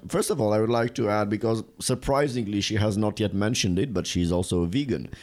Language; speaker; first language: English; non-native, fluent; Romanian